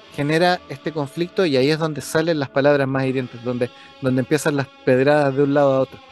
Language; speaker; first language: Spanish; native; Spanish